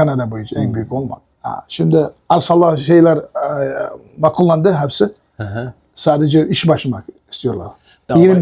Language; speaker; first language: Turkish; non-native, learner; Uyghur